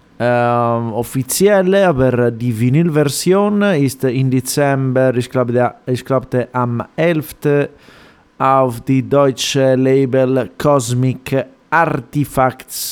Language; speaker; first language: German; non-native, fluent; Italian